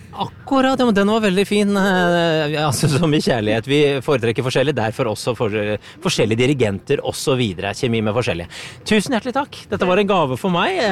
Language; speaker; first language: Norwegian; native; Norwegian